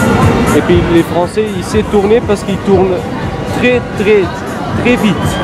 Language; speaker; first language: French; non-native, learner; Dutch